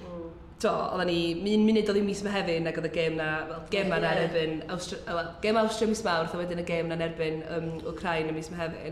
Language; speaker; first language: Welsh; native; Welsh